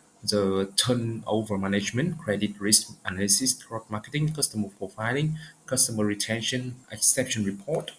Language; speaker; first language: English; non-native, learner; Vietnamese